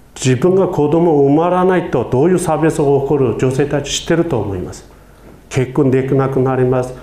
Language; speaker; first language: Japanese; non-native, fluent; Chinese